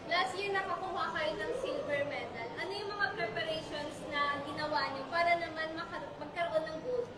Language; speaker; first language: Filipino; native; Filipino